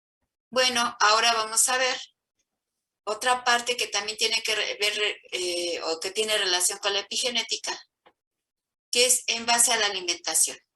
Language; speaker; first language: Spanish; native; Spanish